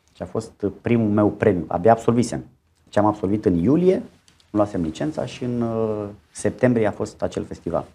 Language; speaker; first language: Romanian; native; Romanian